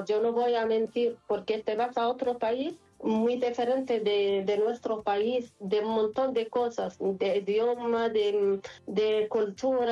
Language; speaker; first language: Spanish; non-native, local second language; Arabic